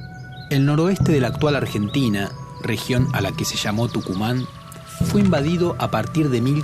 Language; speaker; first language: Spanish; native; Spanish